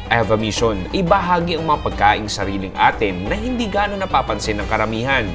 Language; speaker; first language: Filipino; native; Filipino